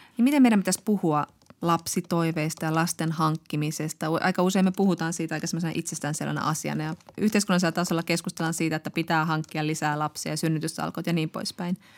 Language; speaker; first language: Finnish; native; Finnish